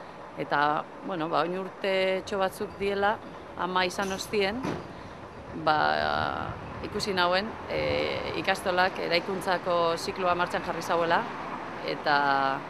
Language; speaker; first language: Basque; native; Basque